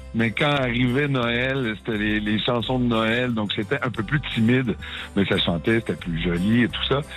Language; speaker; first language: French; native; French